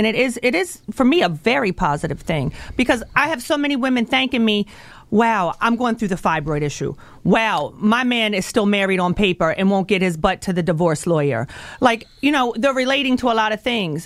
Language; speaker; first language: English; native; English